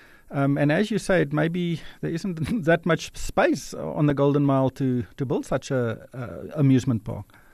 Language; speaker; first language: English; non-native, local second language; Afrikaans